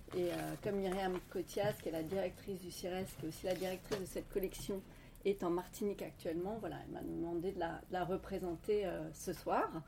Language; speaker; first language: French; native; French